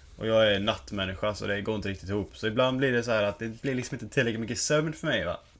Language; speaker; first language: Swedish; early bilingual, other home language; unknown